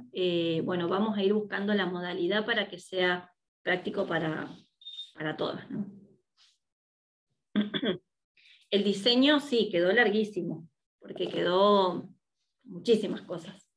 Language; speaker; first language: Spanish; native; Spanish